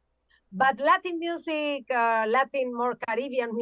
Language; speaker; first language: English; non-native, learner; Spanish